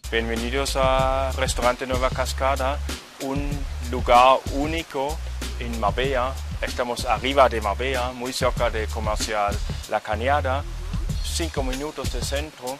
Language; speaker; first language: Spanish; non-native, fluent; German